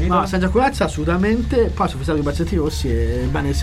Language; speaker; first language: Italian; native; Italian